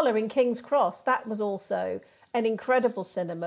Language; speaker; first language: English; native; English